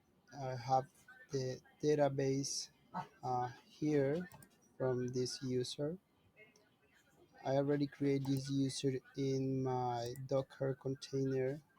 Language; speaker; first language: English; non-native, learner; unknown